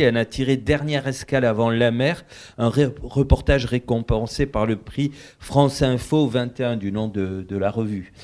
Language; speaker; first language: French; native; French